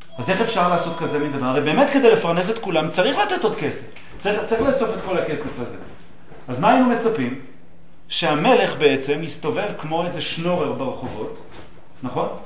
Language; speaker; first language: Hebrew; native; Hebrew